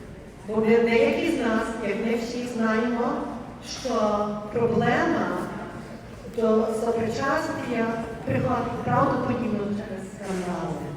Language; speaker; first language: Ukrainian; early bilingual, heritage; Ukrainian